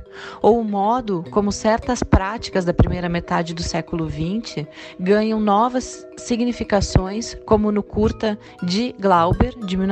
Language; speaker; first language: Portuguese; native; Portuguese